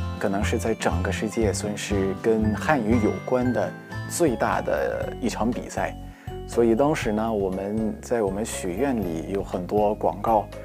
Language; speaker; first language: Chinese; non-native, fluent; Arabic